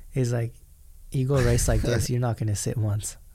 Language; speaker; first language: English; non-native, fluent; Japanese